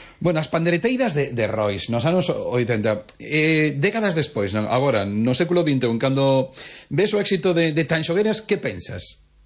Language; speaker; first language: Galician; native; Galician